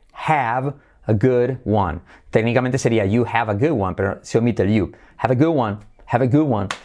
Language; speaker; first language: English; non-native, fluent; Spanish